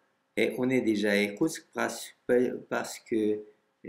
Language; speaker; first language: French; non-native, fluent; Russian